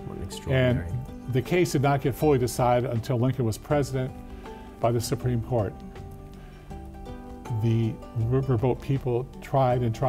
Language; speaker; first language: English; native; English